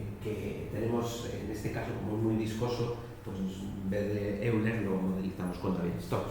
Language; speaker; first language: Spanish; native; Spanish